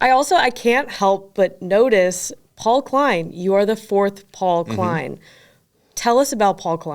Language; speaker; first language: English; native; English